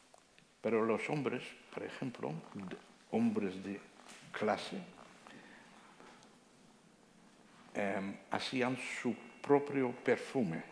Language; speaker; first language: Spanish; non-native, fluent; Dutch